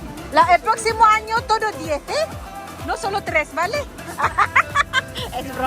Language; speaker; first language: Spanish; non-native, fluent; Filipino